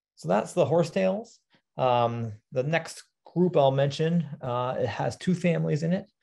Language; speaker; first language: English; native; English